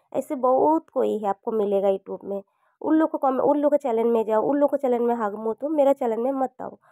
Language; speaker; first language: Hindi; non-native, local second language; Bangla